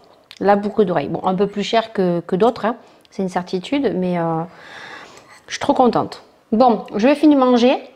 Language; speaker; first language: French; native; French